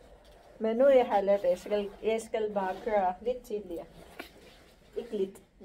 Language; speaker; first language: Danish; non-native, learner; Filipino